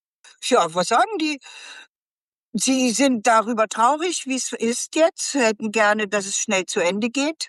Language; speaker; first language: German; native; German